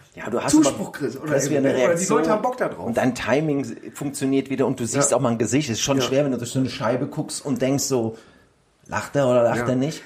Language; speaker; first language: German; native; German